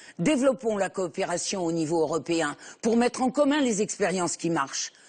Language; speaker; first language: French; native; French